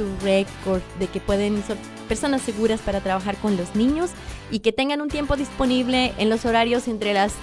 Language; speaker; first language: Spanish; native; Spanish